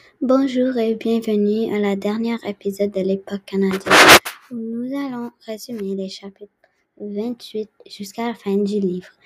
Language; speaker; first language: French; non-native, learner; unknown